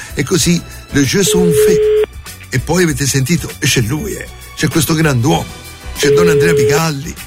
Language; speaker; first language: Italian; native; Italian